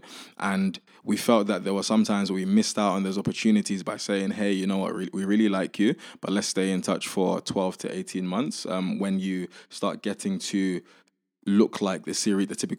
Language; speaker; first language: English; native; English